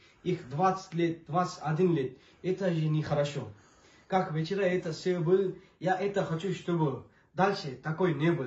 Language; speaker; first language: Russian; non-native, learner; Urdu